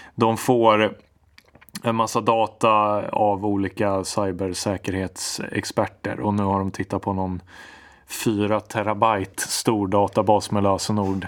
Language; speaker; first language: Swedish; native; Swedish